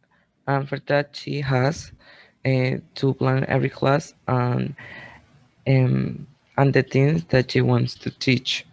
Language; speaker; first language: English; non-native, learner; Spanish